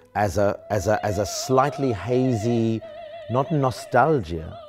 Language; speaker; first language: English; native; English